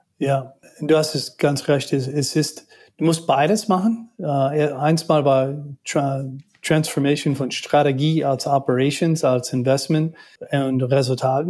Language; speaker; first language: German; non-native, learner; English